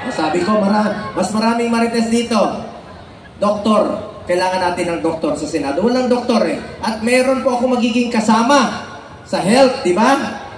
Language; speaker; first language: Filipino; non-native, local second language; Cebuano